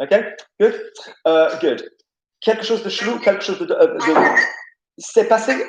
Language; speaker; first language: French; non-native, fluent; English